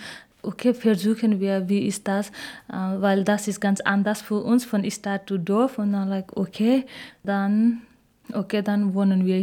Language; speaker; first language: German; non-native, learner; Nepali